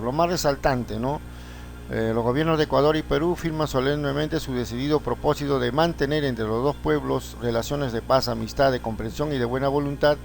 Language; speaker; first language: Spanish; native; Spanish